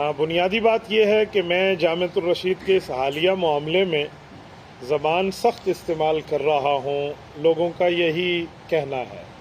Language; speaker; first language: Urdu; non-native, local second language; Saraiki